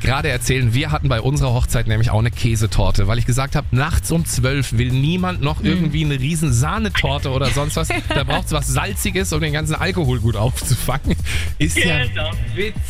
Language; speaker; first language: German; native; German